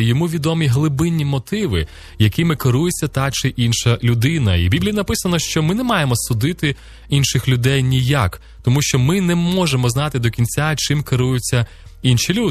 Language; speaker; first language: Ukrainian; native; Ukrainian